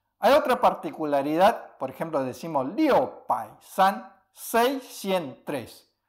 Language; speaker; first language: Spanish; early bilingual, other home language; Chinese